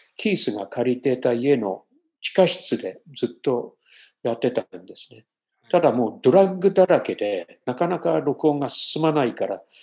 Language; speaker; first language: Japanese; non-native, fluent; English